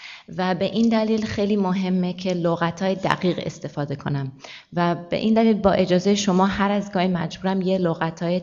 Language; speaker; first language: Persian; early bilingual, heritage; Persian